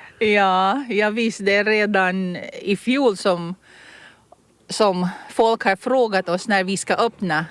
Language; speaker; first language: Swedish; non-native, fluent; Filipino